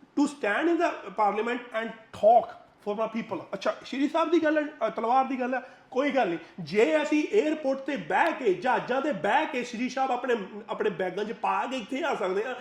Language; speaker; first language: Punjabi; native; Punjabi